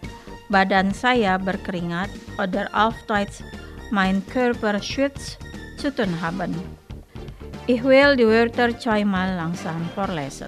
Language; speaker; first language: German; non-native, fluent; Indonesian